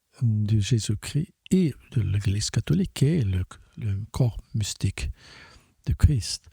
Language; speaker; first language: French; non-native, fluent; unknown